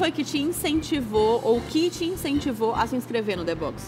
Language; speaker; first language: Portuguese; native; Portuguese